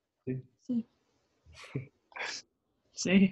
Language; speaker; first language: Spanish; non-native, learner; English